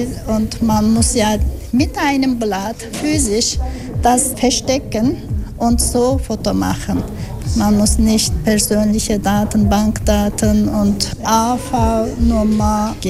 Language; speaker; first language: German; non-native, fluent; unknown